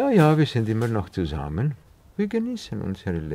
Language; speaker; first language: German; non-native, fluent; Greek